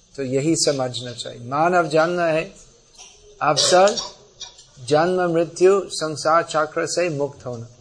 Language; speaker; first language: Hindi; non-native, fluent; English